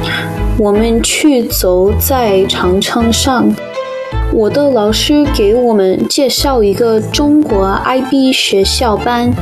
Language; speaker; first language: Chinese; non-native, learner; English